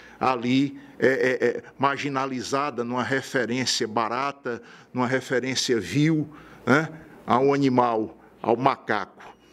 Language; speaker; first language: Portuguese; native; Portuguese